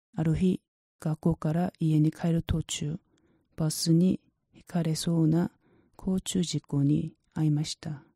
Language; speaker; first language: Japanese; non-native, learner; Korean